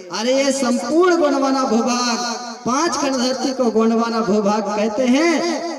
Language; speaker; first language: Hindi; native; Hindi